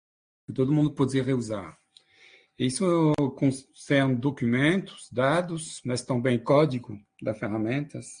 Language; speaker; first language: Portuguese; non-native, fluent; French